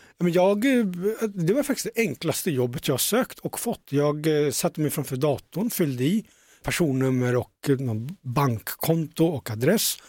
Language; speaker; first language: Swedish; early bilingual, other home language; Punjabi